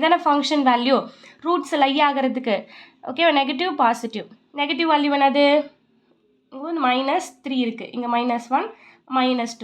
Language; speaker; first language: Tamil; native; Tamil